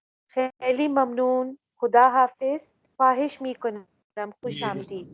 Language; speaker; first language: Persian; non-native, learner; Urdu